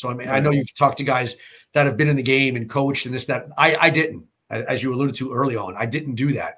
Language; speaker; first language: English; native; English